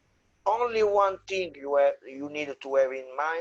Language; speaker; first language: English; non-native, fluent; Italian